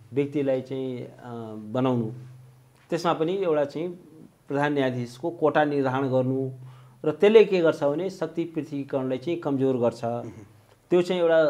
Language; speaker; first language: Nepali; native; Nepali